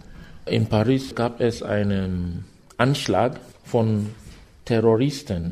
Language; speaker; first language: German; non-native, fluent; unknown